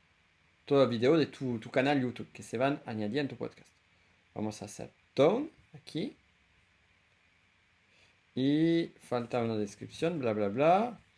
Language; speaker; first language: Spanish; non-native, fluent; French